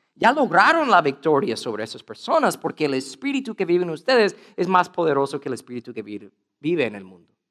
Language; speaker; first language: Spanish; non-native, fluent; English